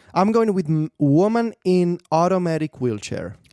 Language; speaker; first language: English; non-native, fluent; Italian